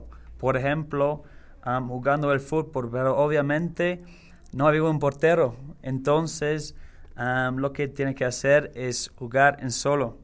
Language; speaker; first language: Spanish; non-native, learner; English